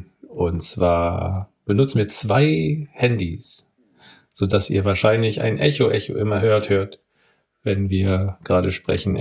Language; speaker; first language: German; native; German